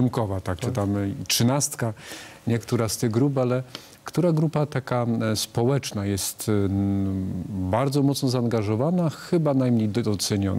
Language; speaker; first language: Polish; native; Polish